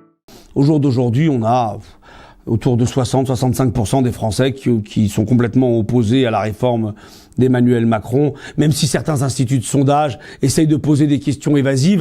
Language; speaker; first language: French; native; French